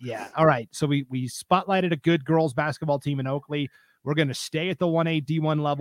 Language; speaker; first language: English; native; English